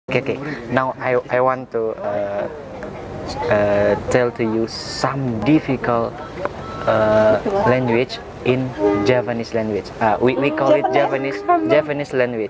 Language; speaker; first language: English; non-native, learner; Indonesian